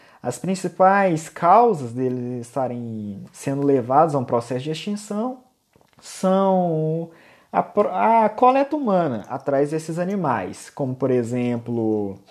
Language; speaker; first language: Portuguese; native; Portuguese